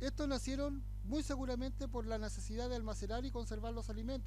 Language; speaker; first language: Spanish; native; Spanish